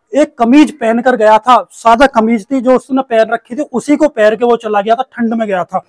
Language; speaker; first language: Hindi; native; Hindi